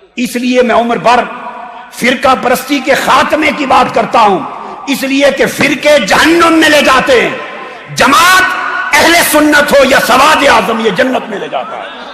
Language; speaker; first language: Urdu; non-native, local second language; Punjabi